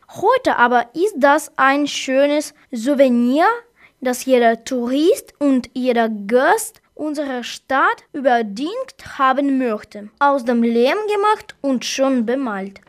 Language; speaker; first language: German; non-native, learner; Russian